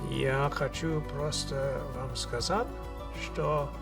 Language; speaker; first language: Russian; non-native, fluent; English